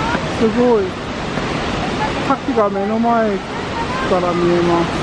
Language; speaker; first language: Japanese; non-native, fluent; Korean